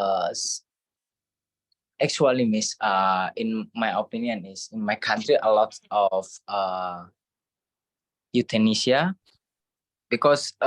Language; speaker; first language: English; non-native, learner; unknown